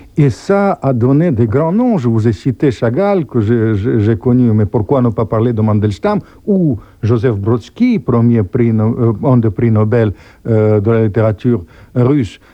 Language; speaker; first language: French; non-native, fluent; Russian